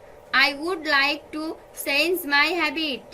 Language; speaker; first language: English; non-native, fluent; Bangla